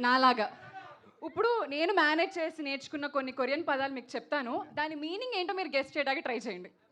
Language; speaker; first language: Telugu; native; Telugu